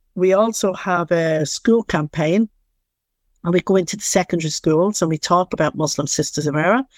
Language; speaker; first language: English; native; English